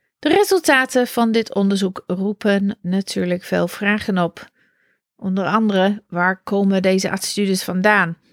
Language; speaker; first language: Dutch; non-native, fluent; English